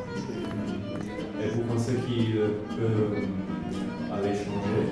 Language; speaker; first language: French; non-native, fluent; Italian